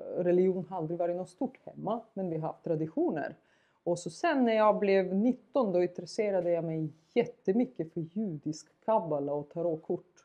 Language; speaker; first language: Swedish; non-native, fluent; Bulgarian